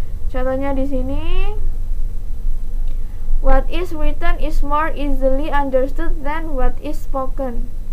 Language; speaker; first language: English; non-native, fluent; Indonesian